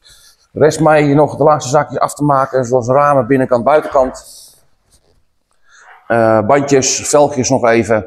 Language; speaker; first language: Dutch; native; Dutch